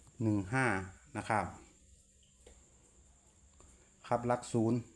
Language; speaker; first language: Thai; non-native, local second language; Northeastern Thai